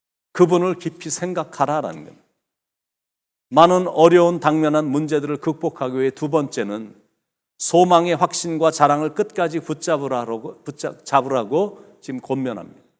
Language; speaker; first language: Korean; native; Korean